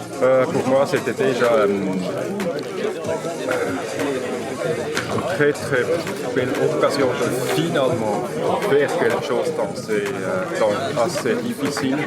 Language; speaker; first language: French; non-native, local second language; Swiss German